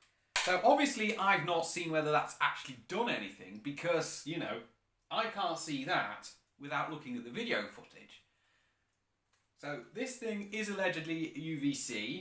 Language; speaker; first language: English; native; English